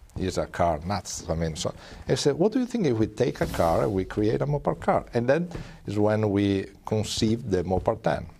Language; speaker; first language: English; non-native, fluent; Italian